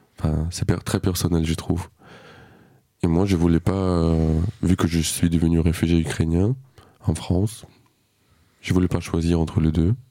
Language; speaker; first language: French; non-native, fluent; Russian